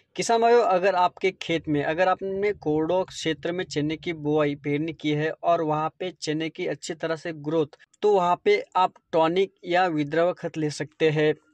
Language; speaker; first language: Hindi; non-native, local second language; Marathi